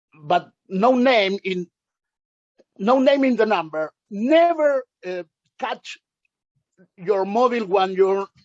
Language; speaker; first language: English; non-native, learner; Spanish